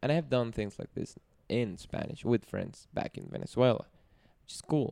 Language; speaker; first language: English; non-native, fluent; Spanish